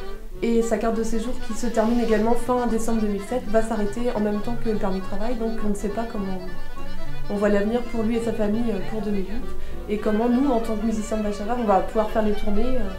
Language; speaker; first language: French; native; French